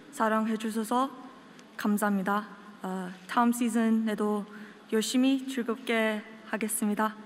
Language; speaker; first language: Korean; early bilingual, heritage; Korean